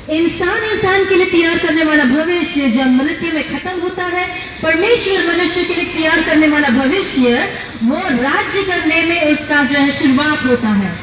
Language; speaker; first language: Hindi; non-native, local second language; Malayalam